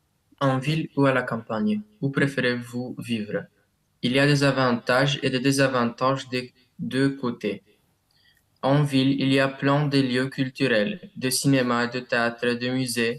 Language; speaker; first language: French; non-native, learner; Romanian